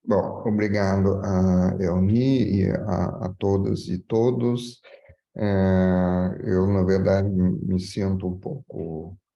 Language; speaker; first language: Portuguese; non-native, fluent; French